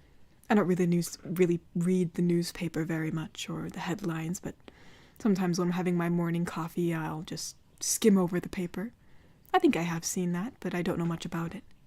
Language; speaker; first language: English; native; English